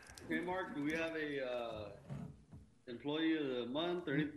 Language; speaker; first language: English; early bilingual, other home language; Spanish